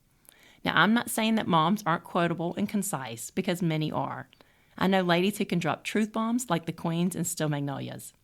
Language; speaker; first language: English; native; English